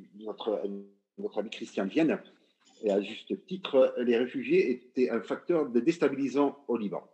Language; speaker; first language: French; non-native, local second language; Arabic